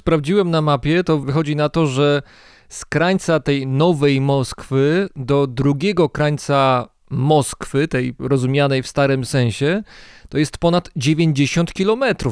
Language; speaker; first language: Polish; native; Polish